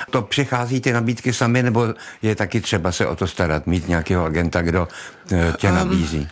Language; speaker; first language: Czech; native; Czech